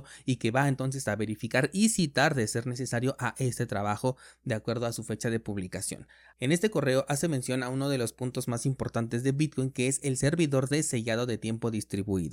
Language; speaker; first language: Spanish; native; Spanish